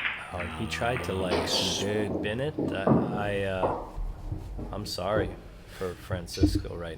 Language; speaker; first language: English; native; English